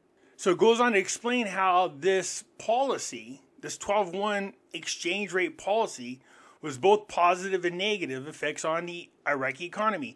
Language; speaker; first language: English; native; English